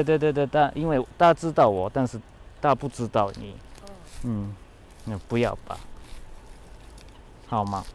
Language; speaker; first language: Chinese; non-native, fluent; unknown